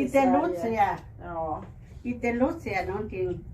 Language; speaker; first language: Swedish; non-native, learner; Thai